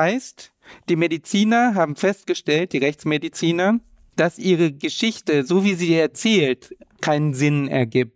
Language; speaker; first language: German; native; German